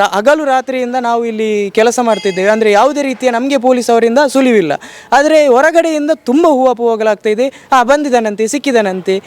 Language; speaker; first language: Kannada; native; Kannada